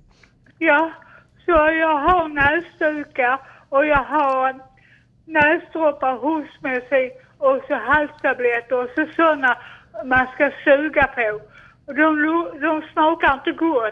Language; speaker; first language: Swedish; non-native, learner; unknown